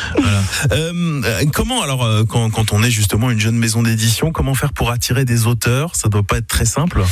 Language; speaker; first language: French; native; French